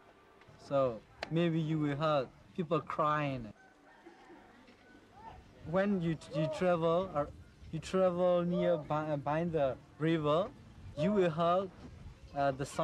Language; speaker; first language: English; non-native, learner; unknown